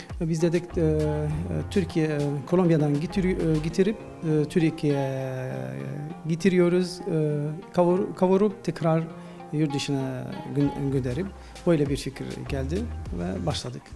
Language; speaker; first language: Turkish; non-native, learner; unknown